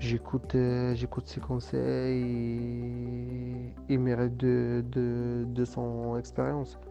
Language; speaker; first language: French; non-native, local second language; Arabic